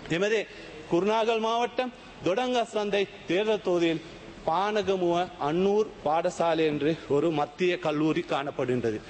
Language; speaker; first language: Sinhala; non-native, local second language; Tamil